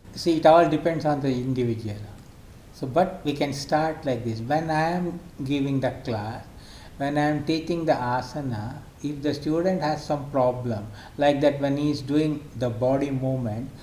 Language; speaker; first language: English; non-native, local second language; Kannada